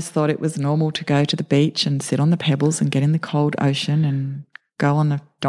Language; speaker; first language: English; native; English